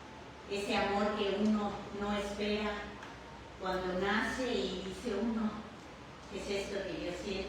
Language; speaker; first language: Spanish; native; Spanish